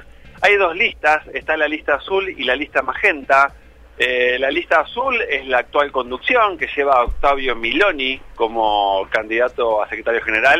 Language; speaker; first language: Spanish; native; Spanish